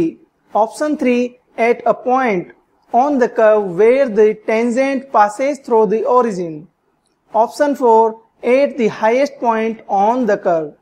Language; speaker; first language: English; non-native, local second language; Hindi